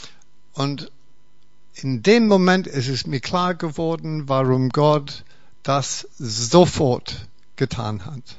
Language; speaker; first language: German; non-native, fluent; English